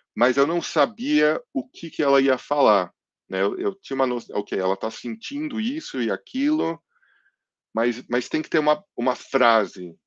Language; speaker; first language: Portuguese; early bilingual, other home language; English